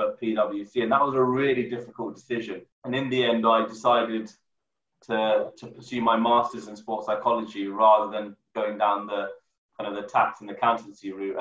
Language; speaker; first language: English; native; English